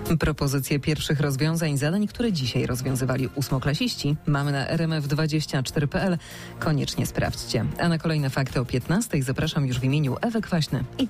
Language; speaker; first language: Polish; native; Polish